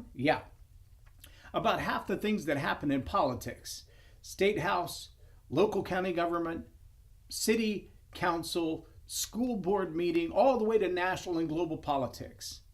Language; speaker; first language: English; native; English